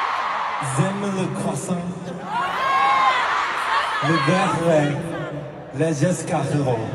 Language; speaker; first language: French; non-native, learner; Korean